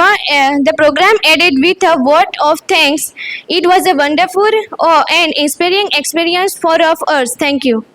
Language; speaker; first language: English; non-native, learner; Gujarati